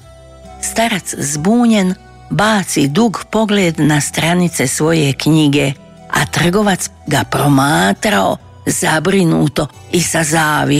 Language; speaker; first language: Croatian; native; Croatian